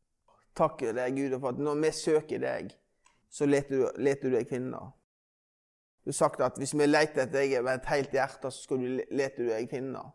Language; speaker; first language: Norwegian; native; Norwegian